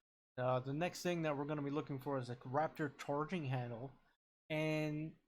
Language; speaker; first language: English; native; English